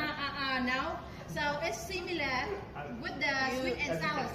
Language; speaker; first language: English; non-native, learner; Vietnamese